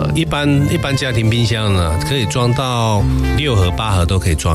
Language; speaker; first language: Chinese; native; Chinese